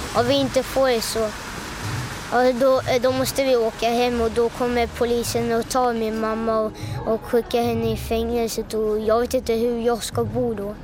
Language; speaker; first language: Swedish; early bilingual, other home language; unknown